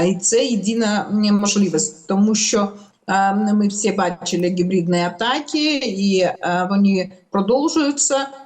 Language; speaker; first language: Ukrainian; non-native, local second language; Russian